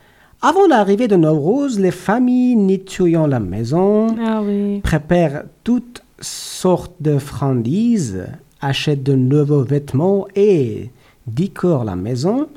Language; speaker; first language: French; non-native, learner; Persian